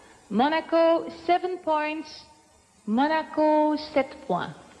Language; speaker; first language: English; non-native, fluent; Dutch